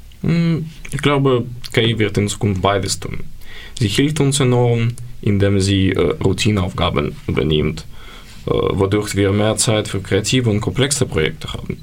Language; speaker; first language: German; non-native, learner; Ukrainian